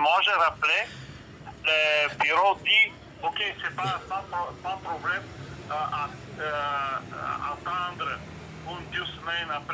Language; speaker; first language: French; non-native, learner; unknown